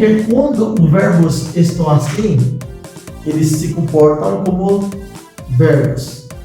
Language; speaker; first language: Portuguese; non-native, learner; Haitian Creole